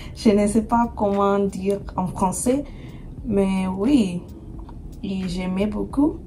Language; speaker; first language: French; non-native, learner; Portuguese